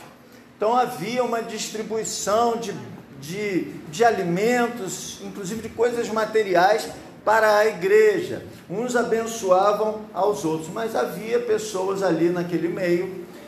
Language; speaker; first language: Portuguese; native; Portuguese